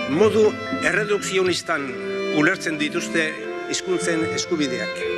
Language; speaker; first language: Basque; native; Basque